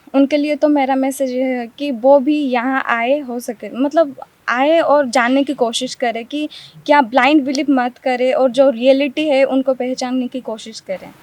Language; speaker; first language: Hindi; non-native, local second language; Odia